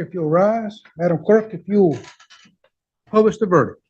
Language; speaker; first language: English; native; English